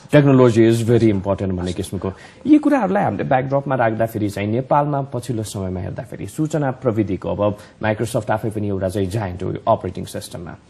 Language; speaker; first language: Nepali; native; Nepali